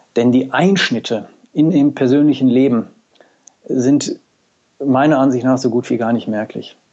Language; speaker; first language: German; native; German